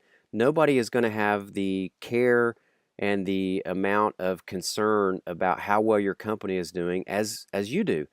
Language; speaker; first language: English; native; English